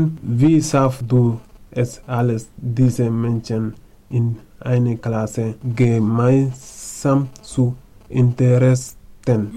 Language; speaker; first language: German; non-native, learner; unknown